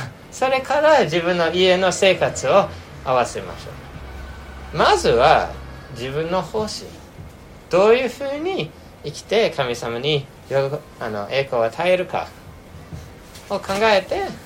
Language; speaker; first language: Japanese; non-native, fluent; English